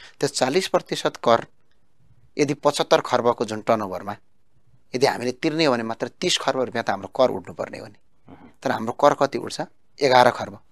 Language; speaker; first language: Nepali; native; Nepali